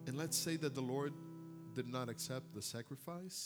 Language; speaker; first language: English; non-native, fluent; Portuguese